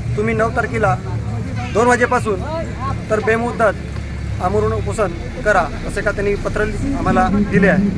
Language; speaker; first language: Marathi; native; Marathi